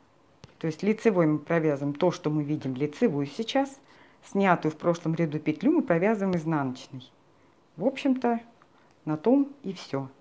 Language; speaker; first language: Russian; native; Russian